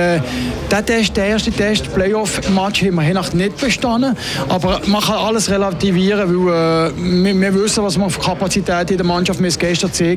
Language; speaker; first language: German; native; German